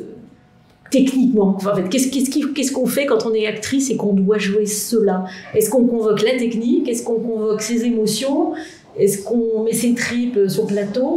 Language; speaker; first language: French; native; French